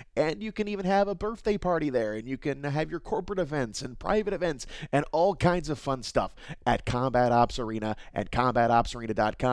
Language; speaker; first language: English; native; English